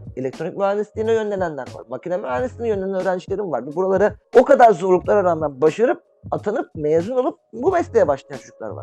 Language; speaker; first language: Turkish; native; Turkish